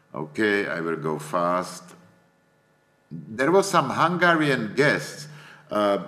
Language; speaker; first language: English; non-native, fluent; Czech